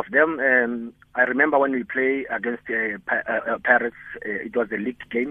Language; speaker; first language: English; non-native, local second language; Tswana